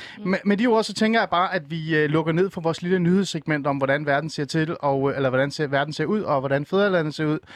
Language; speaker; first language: Danish; early bilingual, other home language; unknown